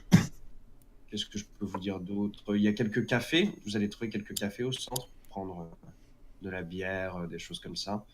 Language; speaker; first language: French; native; French